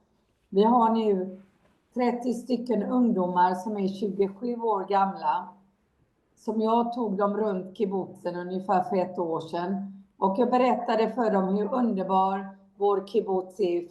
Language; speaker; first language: Swedish; non-native, fluent; Hebrew